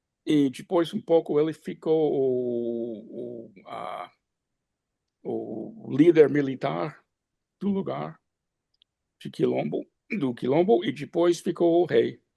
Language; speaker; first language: Portuguese; non-native, fluent; English